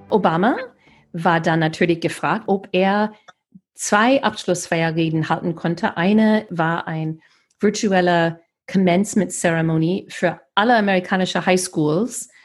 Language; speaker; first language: German; non-native, fluent; English